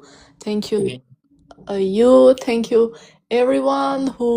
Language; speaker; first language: English; non-native, learner; Armenian